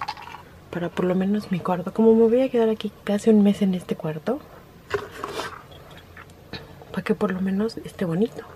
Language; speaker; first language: Spanish; native; Spanish